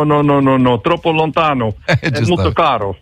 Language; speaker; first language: Italian; non-native, learner; Dutch